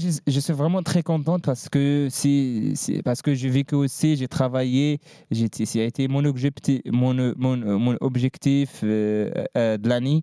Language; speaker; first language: French; non-native, learner; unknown